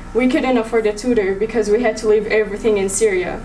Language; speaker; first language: English; early bilingual, other home language; Arabic